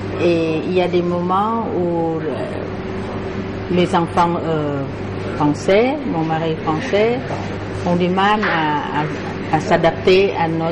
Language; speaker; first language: French; non-native, fluent; Lao